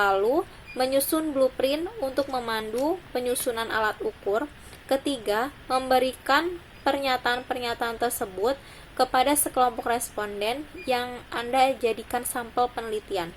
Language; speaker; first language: Indonesian; native; Indonesian